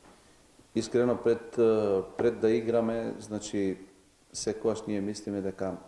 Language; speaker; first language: Macedonian; non-native, local second language; Albanian